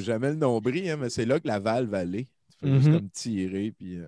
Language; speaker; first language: French; native; French